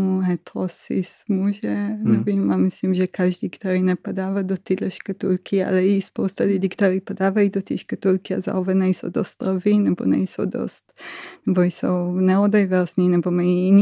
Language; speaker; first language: Czech; non-native, fluent; Hebrew